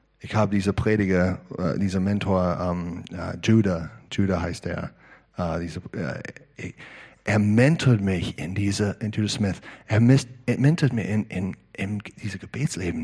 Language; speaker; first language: German; non-native, learner; English